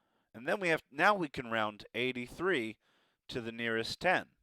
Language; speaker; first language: English; native; English